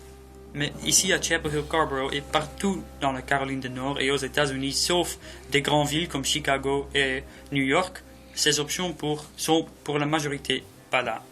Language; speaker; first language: French; non-native, learner; English